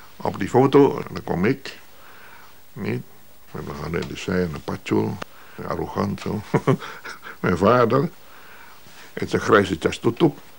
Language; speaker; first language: Dutch; native; Dutch